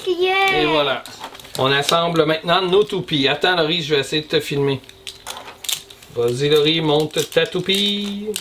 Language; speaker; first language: French; native; French